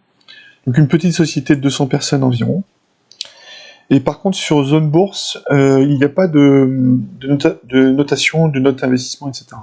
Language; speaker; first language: French; native; French